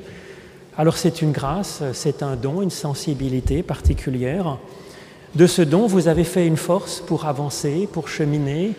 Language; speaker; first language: French; native; French